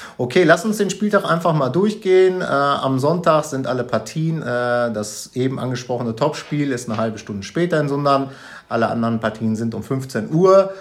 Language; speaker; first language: German; native; German